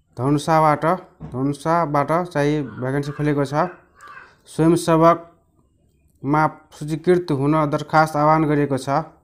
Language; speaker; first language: Nepali; non-native, local second language; Maithili